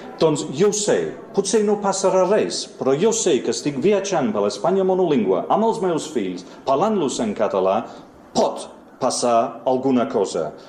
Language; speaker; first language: Catalan; non-native, fluent; English